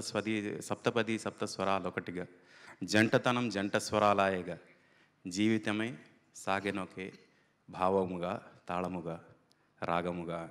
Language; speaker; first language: Telugu; native; Telugu